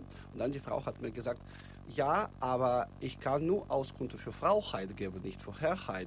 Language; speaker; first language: German; non-native, fluent; Russian